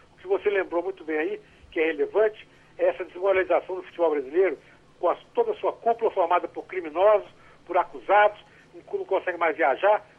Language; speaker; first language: Portuguese; native; Portuguese